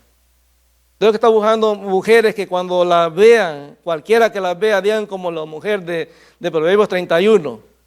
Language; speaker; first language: Spanish; native; Spanish